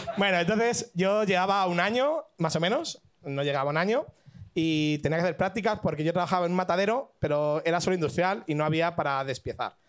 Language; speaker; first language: Spanish; native; Spanish